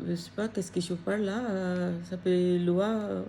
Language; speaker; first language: French; non-native, learner; Filipino